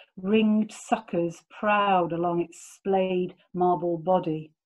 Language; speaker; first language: English; native; English